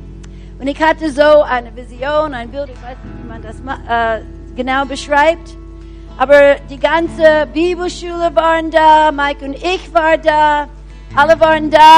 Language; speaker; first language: German; non-native, fluent; English